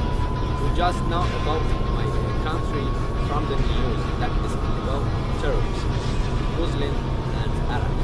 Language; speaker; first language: English; non-native, learner; Persian